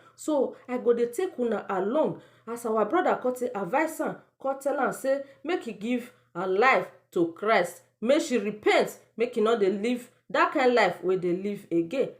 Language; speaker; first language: Nigerian Pidgin; native; Nigerian Pidgin